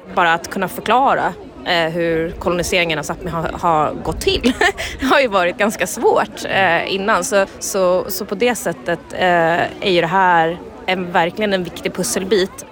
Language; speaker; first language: Swedish; native; Swedish